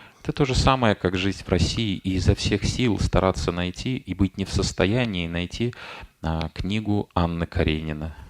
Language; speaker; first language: Russian; native; Russian